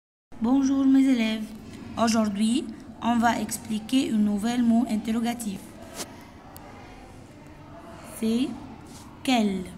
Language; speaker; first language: French; non-native, fluent; Arabic